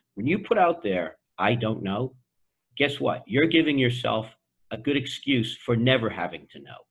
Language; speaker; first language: English; native; English